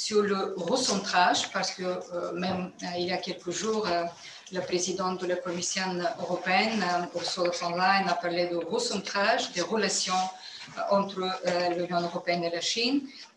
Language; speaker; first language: French; non-native, fluent; Bulgarian